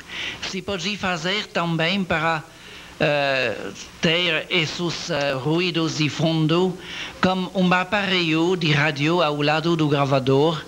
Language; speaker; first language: Portuguese; non-native, learner; French